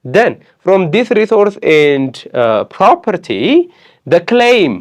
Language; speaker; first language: English; non-native, local second language; Amharic